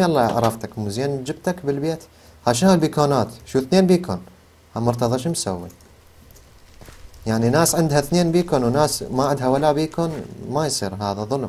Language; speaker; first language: Arabic; native; Arabic